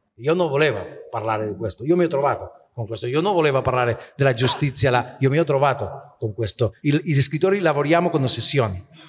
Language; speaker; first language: Italian; non-native, fluent; Spanish